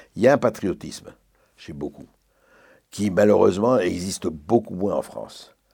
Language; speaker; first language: French; native; French